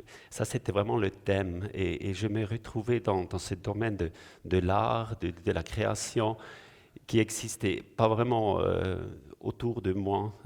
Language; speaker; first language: French; non-native, local second language; German